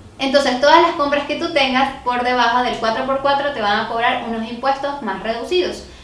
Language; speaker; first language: Spanish; native; Spanish